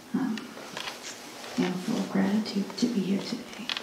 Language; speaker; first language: English; early bilingual, other home language; Hindi